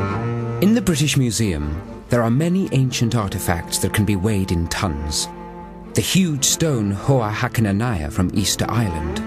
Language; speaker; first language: English; native; English